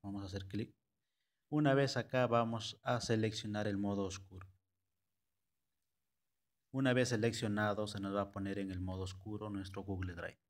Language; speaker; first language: Spanish; native; Spanish